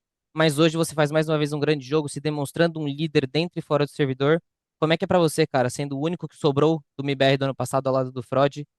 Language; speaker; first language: Portuguese; native; Portuguese